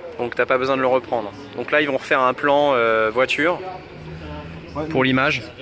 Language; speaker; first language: French; native; French